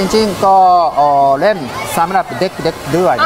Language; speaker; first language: Thai; non-native, learner; Japanese